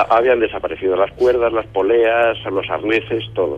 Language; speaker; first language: Spanish; native; Spanish